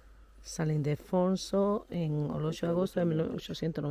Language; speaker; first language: Spanish; native; Spanish